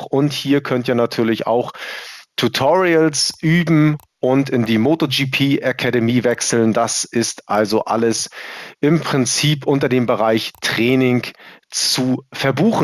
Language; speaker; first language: German; native; German